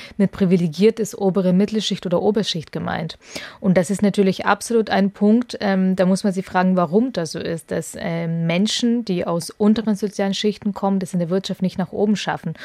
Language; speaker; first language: German; early bilingual, other home language; Russian